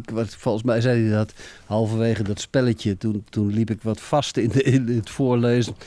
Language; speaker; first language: Dutch; native; Dutch